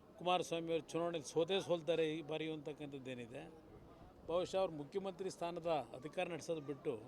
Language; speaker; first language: Kannada; native; Kannada